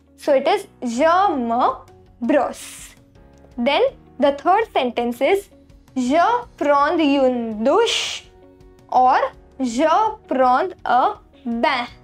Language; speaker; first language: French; non-native, fluent; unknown